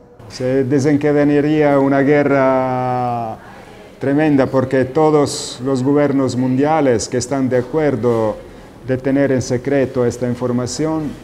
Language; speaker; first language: Spanish; non-native, fluent; Italian